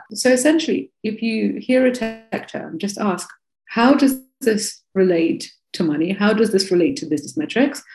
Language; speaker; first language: English; non-native, fluent; Russian